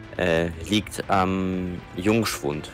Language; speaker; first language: German; native; German